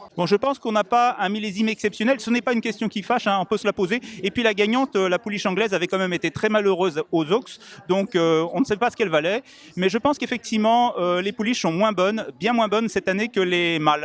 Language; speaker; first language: French; native; French